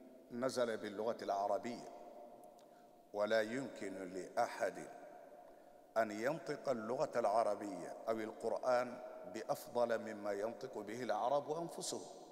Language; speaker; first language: Arabic; non-native, fluent; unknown